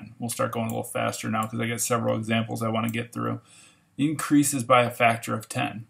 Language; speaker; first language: English; native; English